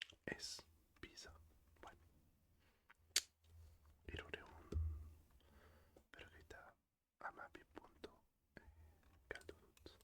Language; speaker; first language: Basque; non-native, learner; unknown